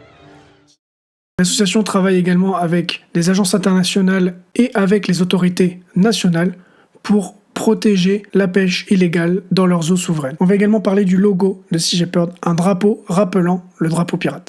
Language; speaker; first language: French; native; French